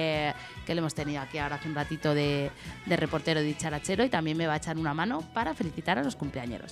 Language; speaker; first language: Spanish; native; Spanish